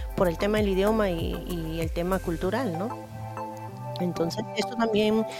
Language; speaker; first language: Spanish; native; Spanish